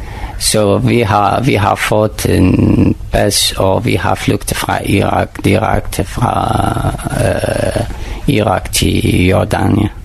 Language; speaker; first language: Danish; non-native, learner; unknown